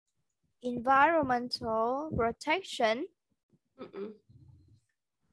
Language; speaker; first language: English; non-native, learner; Vietnamese